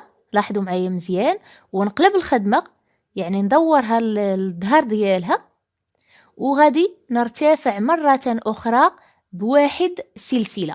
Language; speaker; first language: Arabic; native; Arabic